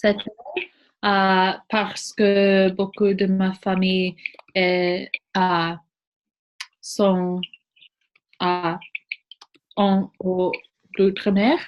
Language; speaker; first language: French; non-native, learner; English